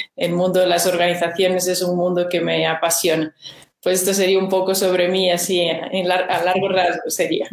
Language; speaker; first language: Spanish; non-native, fluent; Portuguese